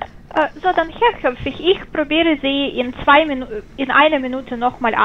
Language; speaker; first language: German; non-native, fluent; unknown